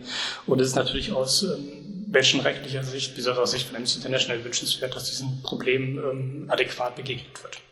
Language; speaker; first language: German; native; German